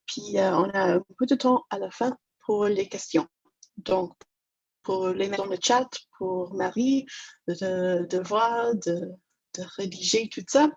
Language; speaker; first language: French; non-native, fluent; English